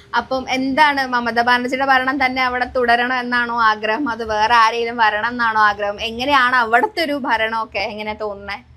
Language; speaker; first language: Malayalam; native; Malayalam